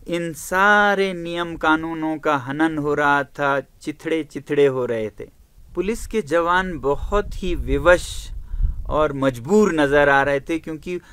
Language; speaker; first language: Hindi; non-native, local second language; Ladakhi